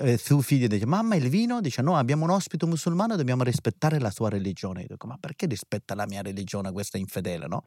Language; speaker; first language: Italian; non-native, fluent; Persian